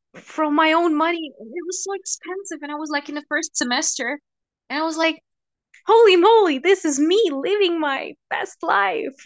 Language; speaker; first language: English; non-native, fluent; Russian